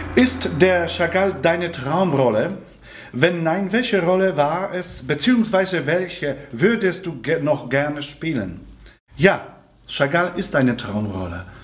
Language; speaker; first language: German; non-native, fluent; Polish